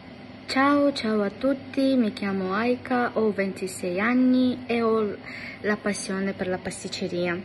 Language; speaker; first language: Italian; non-native, fluent; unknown